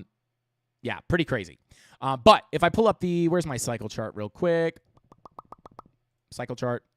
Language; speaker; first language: English; native; English